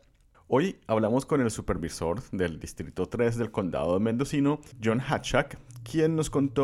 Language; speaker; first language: Spanish; native; Spanish